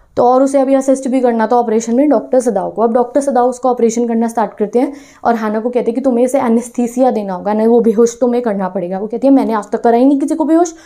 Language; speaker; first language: Hindi; non-native, local second language; Punjabi